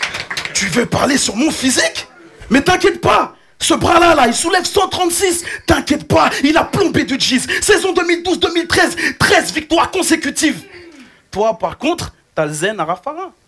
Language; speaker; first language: French; native; French